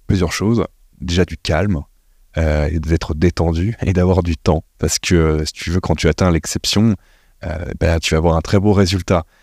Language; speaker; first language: French; native; French